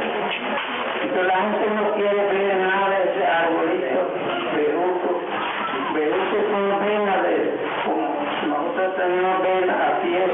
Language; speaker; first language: Spanish; non-native, local second language; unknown